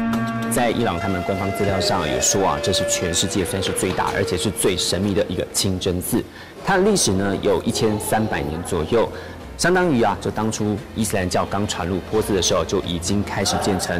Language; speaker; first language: Chinese; native; Chinese